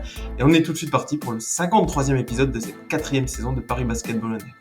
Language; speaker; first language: French; native; French